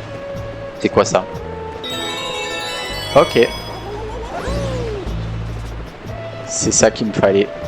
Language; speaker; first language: French; native; French